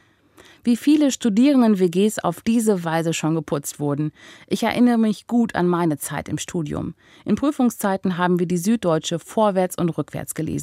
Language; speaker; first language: German; native; German